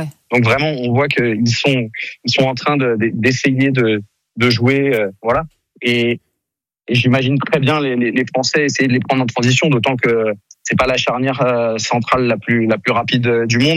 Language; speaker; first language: French; native; French